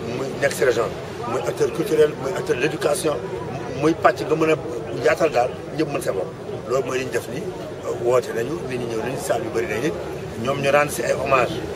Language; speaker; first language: Wolof; non-native, local second language; Fula